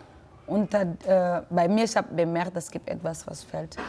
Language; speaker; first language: German; non-native, learner; French